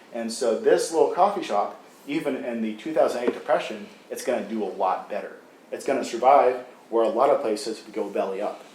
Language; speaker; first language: English; native; English